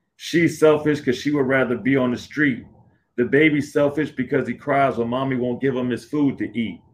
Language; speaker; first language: English; native; English